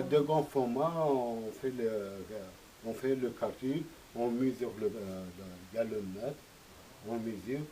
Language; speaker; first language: French; non-native, local second language; Arabic